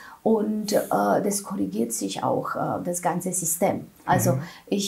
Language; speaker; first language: German; non-native, fluent; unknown